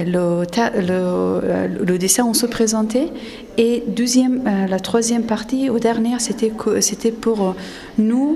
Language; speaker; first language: French; non-native, learner; Persian